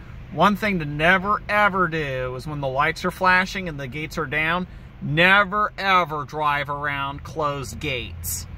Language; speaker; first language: English; native; English